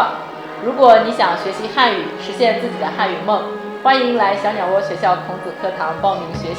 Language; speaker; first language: Chinese; native; Chinese